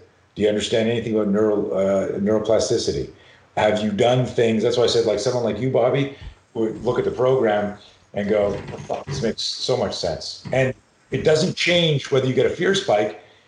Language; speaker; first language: English; native; English